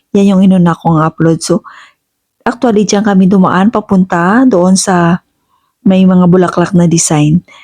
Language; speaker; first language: Filipino; non-native, local second language; Hiligaynon